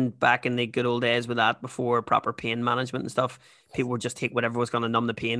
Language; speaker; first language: English; native; English